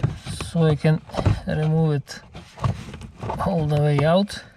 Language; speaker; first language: English; non-native, fluent; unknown